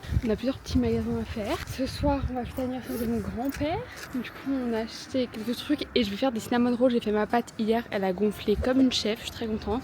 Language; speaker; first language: French; native; French